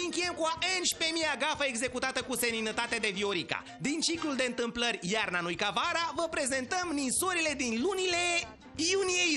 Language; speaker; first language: Romanian; native; Romanian